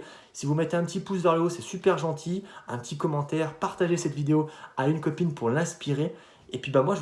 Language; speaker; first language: French; native; French